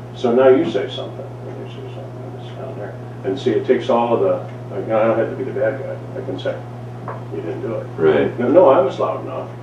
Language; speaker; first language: English; native; English